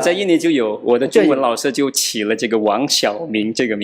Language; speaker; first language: Chinese; non-native, fluent; Madurese